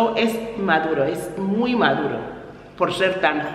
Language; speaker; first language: Spanish; non-native, fluent; English